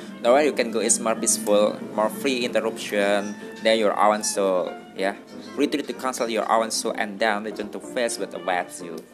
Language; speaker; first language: English; early bilingual, other home language; Javanese